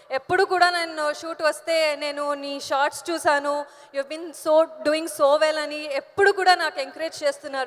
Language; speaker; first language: Telugu; non-native, learner; Kannada